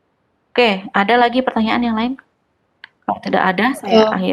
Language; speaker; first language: Indonesian; native; Indonesian